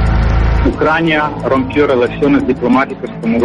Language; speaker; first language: Spanish; non-native, fluent; Ukrainian